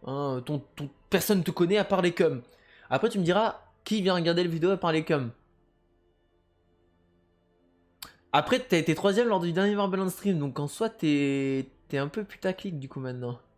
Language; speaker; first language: French; native; French